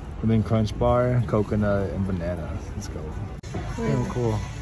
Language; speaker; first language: English; early bilingual, other home language; Spanish